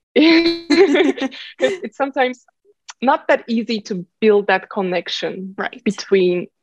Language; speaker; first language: English; non-native, fluent; Turkish